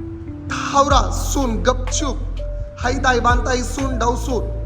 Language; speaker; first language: Vietnamese; non-native, learner; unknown